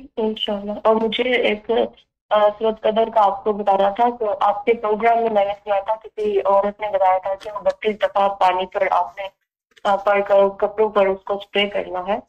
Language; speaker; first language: Urdu; native; Urdu